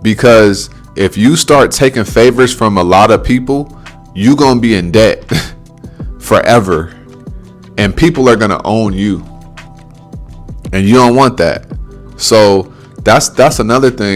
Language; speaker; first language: English; native; English